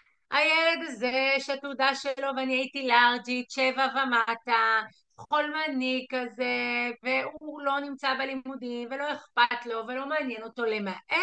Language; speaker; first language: Hebrew; native; Hebrew